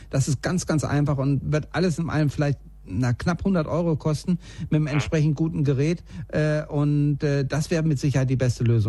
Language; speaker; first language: German; native; German